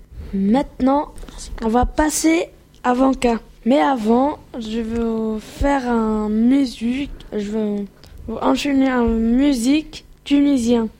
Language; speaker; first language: French; non-native, learner; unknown